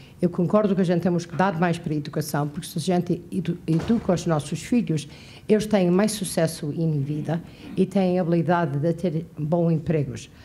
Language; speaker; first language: Portuguese; early bilingual, heritage; Portuguese